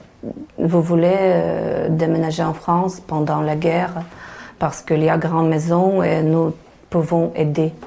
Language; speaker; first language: French; non-native, learner; Ukrainian